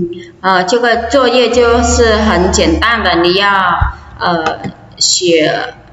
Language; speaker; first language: Chinese; non-native, fluent; Khmer